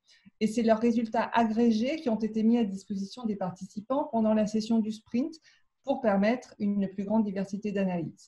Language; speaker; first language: French; native; French